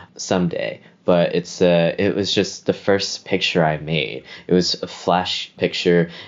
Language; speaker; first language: English; native; English